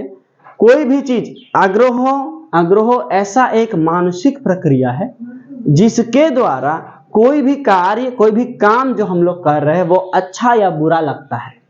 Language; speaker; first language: Hindi; non-native, local second language; Bangla